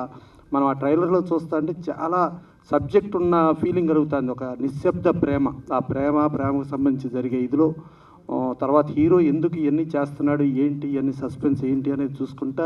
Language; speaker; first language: Telugu; native; Telugu